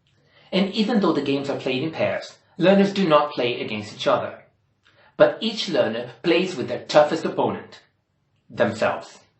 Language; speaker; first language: English; non-native, fluent; Portuguese